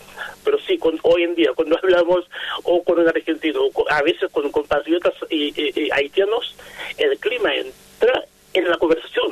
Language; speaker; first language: Spanish; non-native, fluent; Haitian Creole